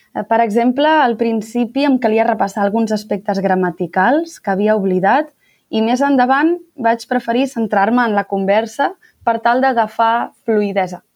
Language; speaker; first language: Catalan; native; Catalan